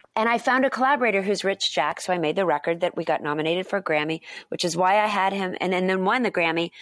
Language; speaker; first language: English; native; English